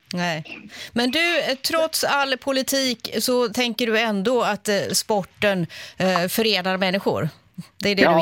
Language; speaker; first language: Swedish; native; Swedish